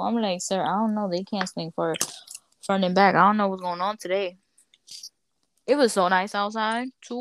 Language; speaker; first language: English; early bilingual, other home language; Spanish